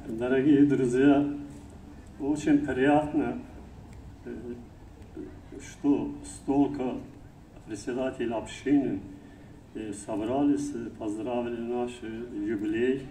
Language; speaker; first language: Russian; non-native, fluent; Azerbaijani